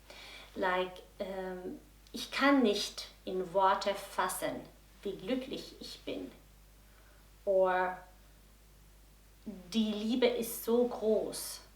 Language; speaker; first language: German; non-native, fluent; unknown